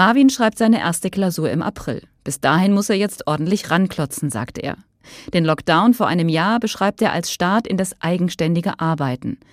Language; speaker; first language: German; native; German